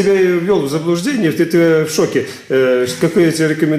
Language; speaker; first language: Russian; native; Russian